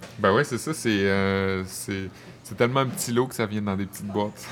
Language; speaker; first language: French; native; French